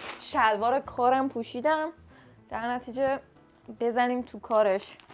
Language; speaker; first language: Persian; native; Persian